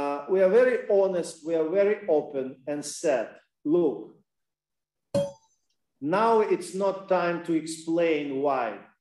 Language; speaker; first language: English; non-native, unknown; Ukrainian